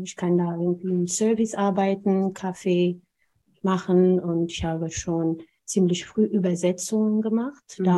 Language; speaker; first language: German; non-native, fluent; Amharic